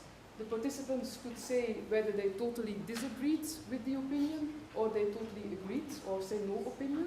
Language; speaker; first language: English; non-native, fluent; Dutch